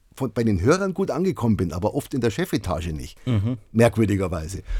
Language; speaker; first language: German; native; German